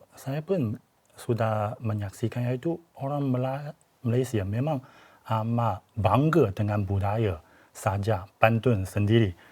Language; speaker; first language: Malay; non-native, fluent; Chinese